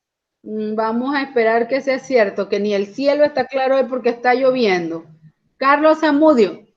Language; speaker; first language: Spanish; native; Spanish